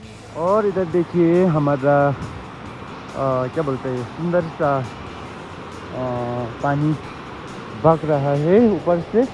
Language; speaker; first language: Hindi; non-native, local second language; Nepali